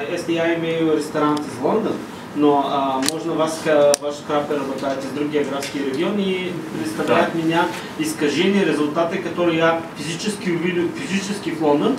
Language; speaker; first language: Russian; non-native, learner; Bulgarian